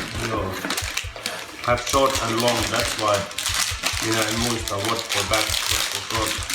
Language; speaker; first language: English; non-native, learner; Finnish